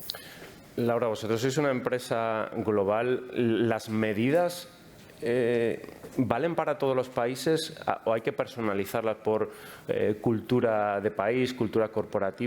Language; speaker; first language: Spanish; native; Spanish